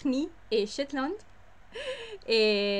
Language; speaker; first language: French; non-native, learner; English